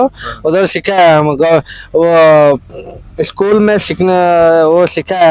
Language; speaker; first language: Hindi; non-native, local second language; Odia